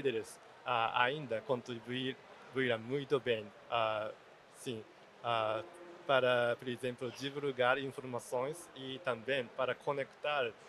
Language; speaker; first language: Portuguese; non-native, learner; Japanese